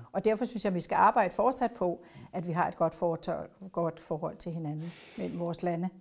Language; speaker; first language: Danish; native; Danish